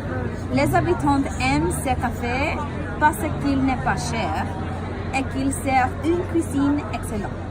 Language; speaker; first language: French; non-native, learner; English